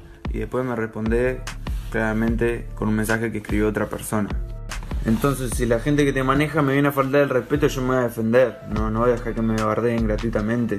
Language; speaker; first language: Spanish; native; Spanish